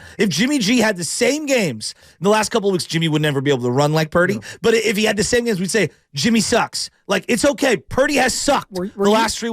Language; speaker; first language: English; native; English